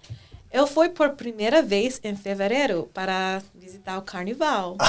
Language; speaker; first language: Portuguese; non-native, fluent; English